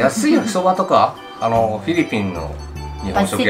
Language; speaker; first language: Japanese; native; Japanese